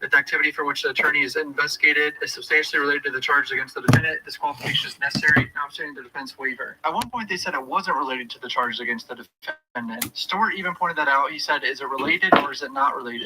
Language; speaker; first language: English; native; English